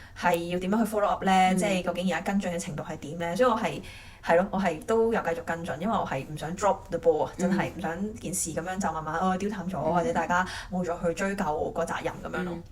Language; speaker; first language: Cantonese; native; Cantonese